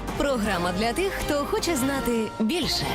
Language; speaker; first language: Ukrainian; native; Ukrainian